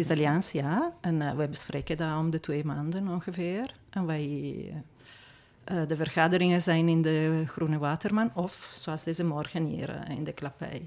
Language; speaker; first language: Dutch; non-native, fluent; Italian